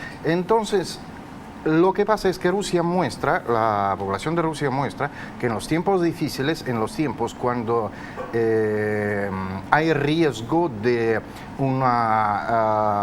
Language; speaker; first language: Spanish; non-native, fluent; Russian